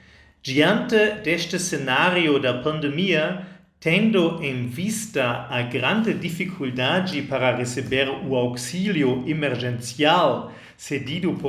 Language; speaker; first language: Portuguese; non-native, fluent; German